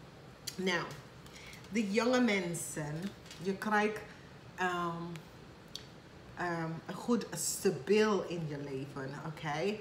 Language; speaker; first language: Dutch; non-native, fluent; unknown